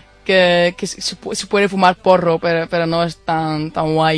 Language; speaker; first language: Spanish; non-native, fluent; Dutch